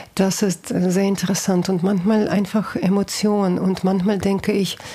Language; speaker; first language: German; non-native, fluent; Russian